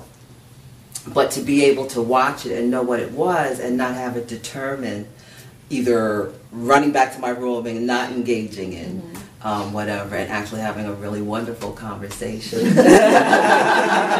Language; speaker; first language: English; native; English